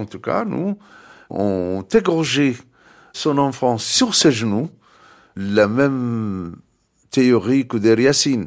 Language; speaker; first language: French; non-native, fluent; Arabic